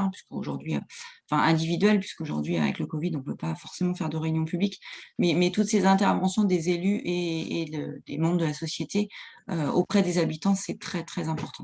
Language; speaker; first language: French; native; French